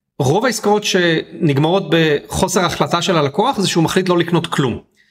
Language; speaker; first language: Hebrew; native; Hebrew